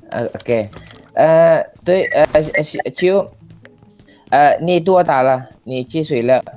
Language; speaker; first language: Chinese; non-native, learner; Indonesian